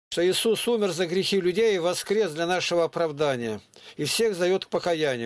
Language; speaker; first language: Russian; native; Russian